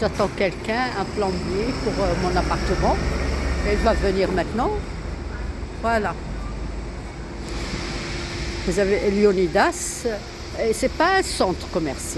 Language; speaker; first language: French; non-native, local second language; Arabic